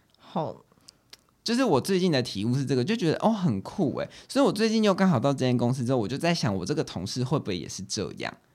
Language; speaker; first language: Chinese; native; Chinese